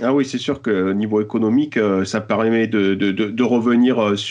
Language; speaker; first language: French; native; French